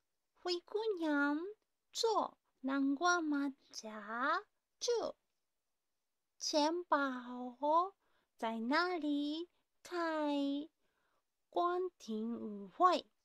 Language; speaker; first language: Chinese; non-native, learner; Japanese